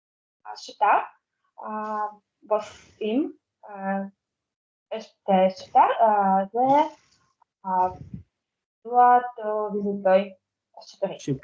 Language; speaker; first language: Albanian; non-native, learner; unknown